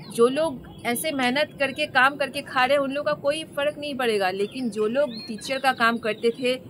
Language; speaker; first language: Hindi; non-native, local second language; Bangla